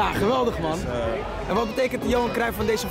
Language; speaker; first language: Dutch; native; Dutch